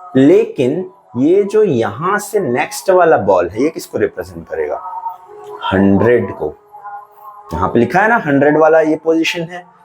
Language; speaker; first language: Hindi; native; Hindi